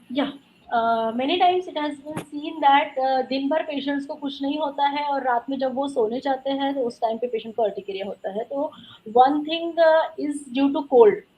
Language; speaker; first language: Hindi; non-native, local second language; Marathi